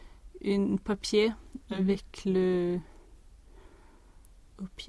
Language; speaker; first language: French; non-native, learner; Swedish